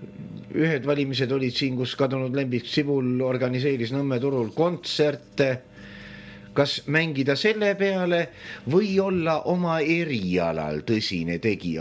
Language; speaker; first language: Estonian; native; Estonian